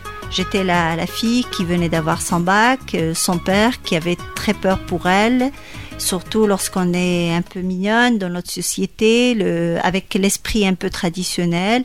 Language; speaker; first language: French; non-native, local second language; Arabic